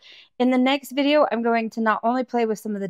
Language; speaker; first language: English; native; English